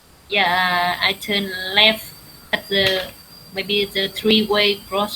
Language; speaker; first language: English; non-native, learner; Vietnamese